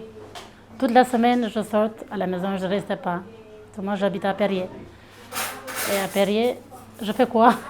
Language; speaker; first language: French; non-native, learner; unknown